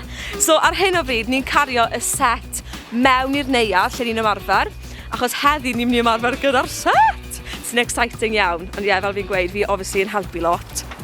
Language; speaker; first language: Welsh; native; Welsh